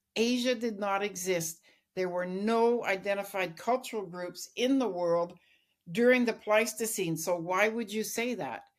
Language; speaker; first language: English; native; English